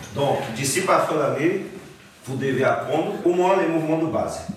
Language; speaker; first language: French; non-native, fluent; Portuguese